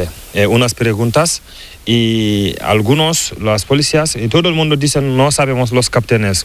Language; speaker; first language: Spanish; non-native, learner; Fula